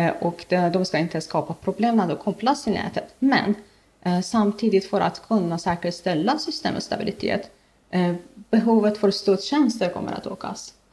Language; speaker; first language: Swedish; non-native, fluent; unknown